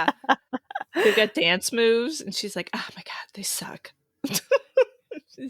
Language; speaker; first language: English; native; English